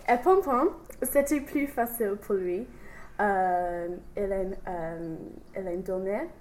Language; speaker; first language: French; non-native, learner; English